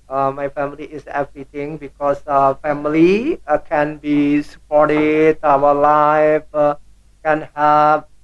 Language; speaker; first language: English; non-native, learner; Indonesian